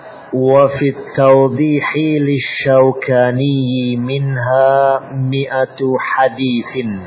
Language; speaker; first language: Arabic; non-native, fluent; Indonesian